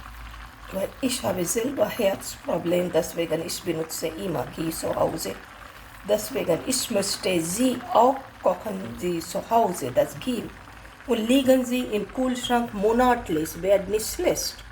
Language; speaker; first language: German; non-native, learner; Hindi